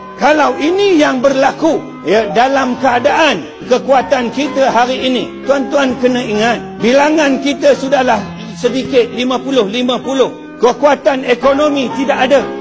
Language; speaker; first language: Malay; non-native, local second language; Chinese